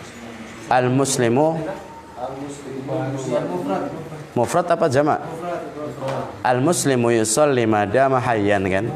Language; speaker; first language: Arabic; non-native, fluent; Indonesian